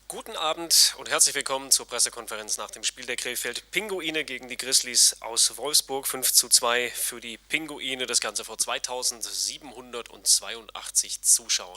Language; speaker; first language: German; native; German